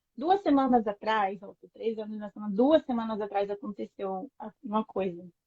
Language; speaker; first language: Portuguese; native; Portuguese